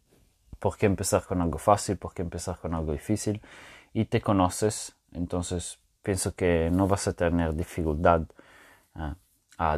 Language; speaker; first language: Spanish; non-native, fluent; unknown